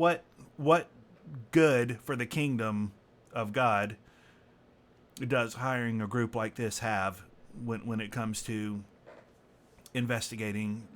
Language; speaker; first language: English; native; English